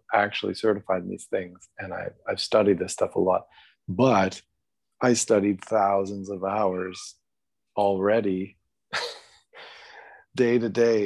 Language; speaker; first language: English; native; English